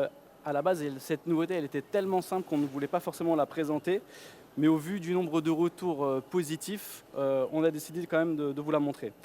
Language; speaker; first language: French; native; French